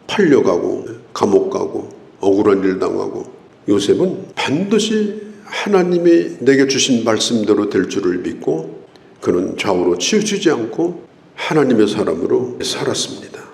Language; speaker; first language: Korean; native; Korean